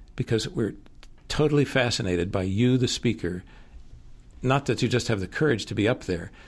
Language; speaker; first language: English; native; English